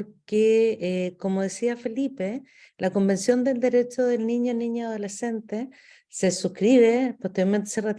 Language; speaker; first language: Spanish; native; Spanish